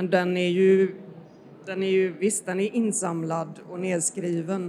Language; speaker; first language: Swedish; native; Swedish